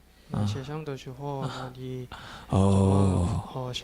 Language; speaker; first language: Chinese; non-native, learner; Korean